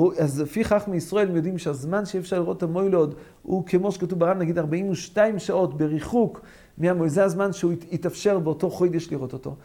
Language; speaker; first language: Hebrew; non-native, fluent; English